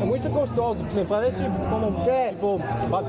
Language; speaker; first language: Portuguese; non-native, learner; English